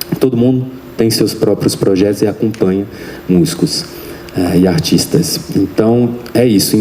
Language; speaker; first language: Portuguese; non-native, fluent; French